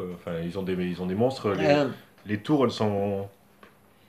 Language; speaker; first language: French; native; French